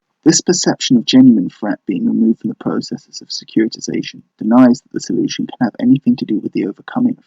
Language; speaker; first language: English; native; English